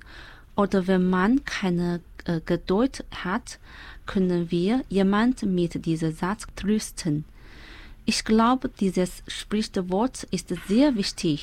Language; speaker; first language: German; non-native, learner; Chinese